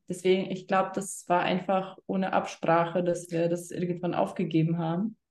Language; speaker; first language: German; non-native, fluent; Lithuanian